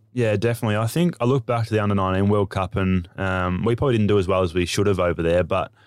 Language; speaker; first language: English; native; English